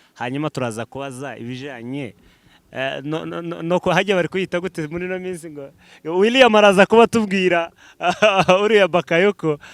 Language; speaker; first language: Kinyarwanda; native; Kinyarwanda